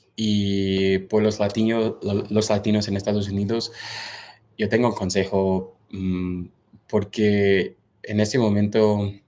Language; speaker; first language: Spanish; non-native, learner; English